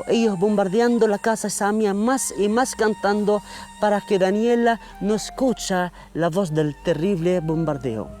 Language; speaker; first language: Spanish; non-native, fluent; Arabic